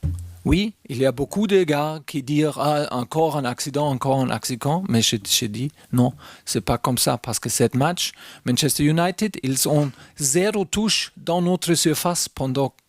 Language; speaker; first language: French; non-native, fluent; German